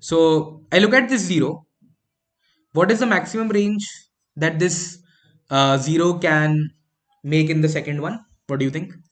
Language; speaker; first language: English; non-native, local second language; Hindi